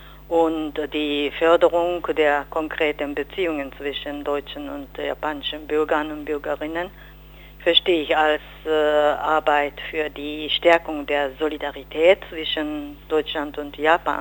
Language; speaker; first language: German; non-native, fluent; Japanese